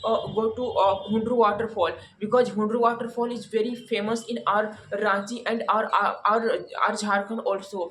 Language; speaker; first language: English; non-native, learner; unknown